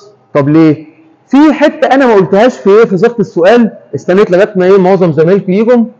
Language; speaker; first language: Arabic; native; Arabic